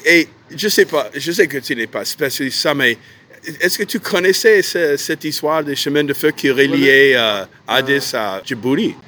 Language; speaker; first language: French; non-native, fluent; English